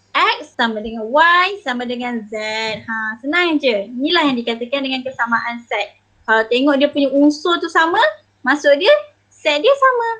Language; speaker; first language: Malay; native; Malay